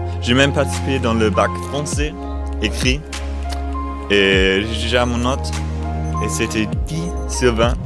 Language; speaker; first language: French; non-native, learner; German